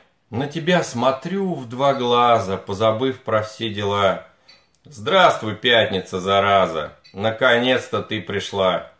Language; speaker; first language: Russian; native; Russian